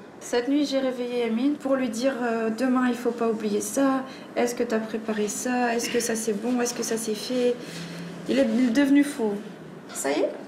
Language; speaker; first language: French; early bilingual, other home language; Arabic